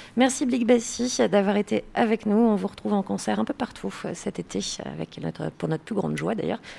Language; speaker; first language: French; native; French